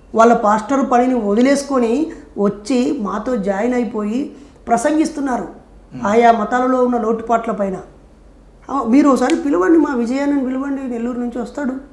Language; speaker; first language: Telugu; native; Telugu